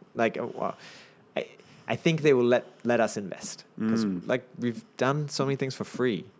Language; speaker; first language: English; native; English